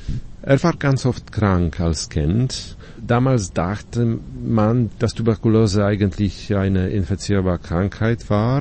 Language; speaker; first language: German; non-native, fluent; Polish